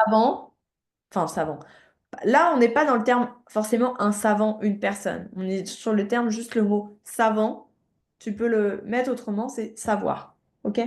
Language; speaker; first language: French; native; French